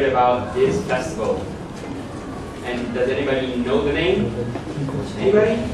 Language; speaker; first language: English; non-native, fluent; German